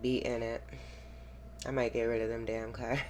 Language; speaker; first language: English; native; English